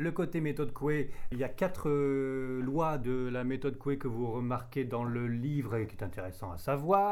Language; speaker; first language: French; native; French